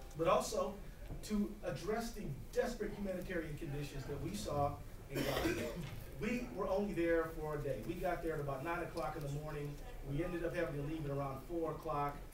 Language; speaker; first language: English; native; English